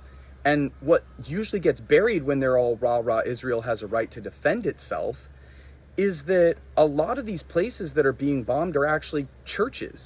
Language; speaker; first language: English; native; English